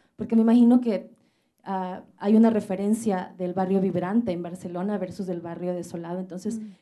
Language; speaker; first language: Spanish; native; Spanish